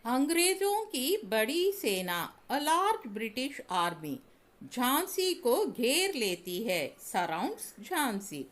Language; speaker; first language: Hindi; non-native, local second language; Tamil